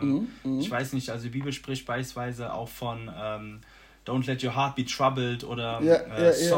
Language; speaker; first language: German; native; German